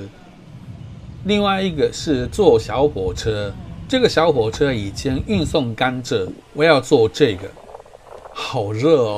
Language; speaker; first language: Chinese; non-native, fluent; Japanese